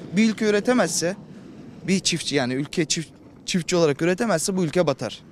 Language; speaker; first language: Turkish; native; Turkish